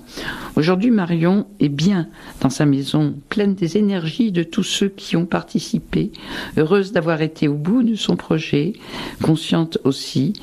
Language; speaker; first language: French; native; French